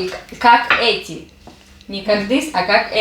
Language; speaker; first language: Russian; native; Russian